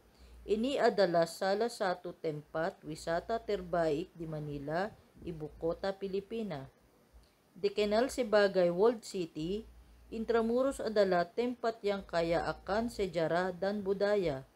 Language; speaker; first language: Indonesian; non-native, learner; Filipino